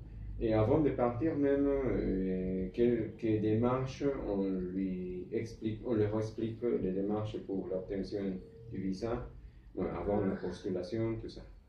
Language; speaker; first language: French; non-native, fluent; Spanish